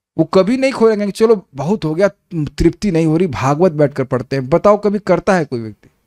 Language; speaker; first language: Hindi; native; Hindi